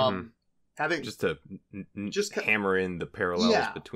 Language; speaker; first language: English; native; English